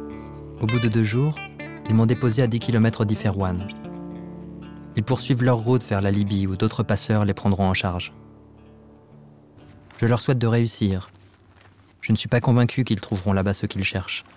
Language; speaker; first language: French; native; French